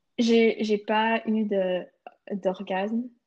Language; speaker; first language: French; non-native, local second language; English